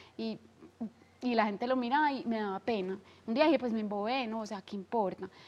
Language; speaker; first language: Spanish; native; Spanish